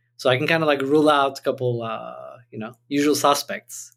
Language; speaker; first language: English; non-native, fluent; Turkish